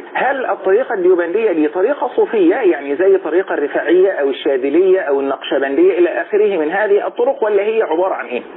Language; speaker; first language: Arabic; native; Arabic